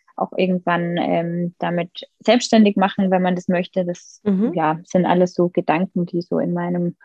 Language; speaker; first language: German; native; German